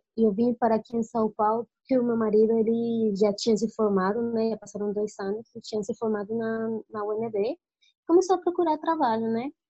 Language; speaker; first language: Portuguese; non-native, fluent; Spanish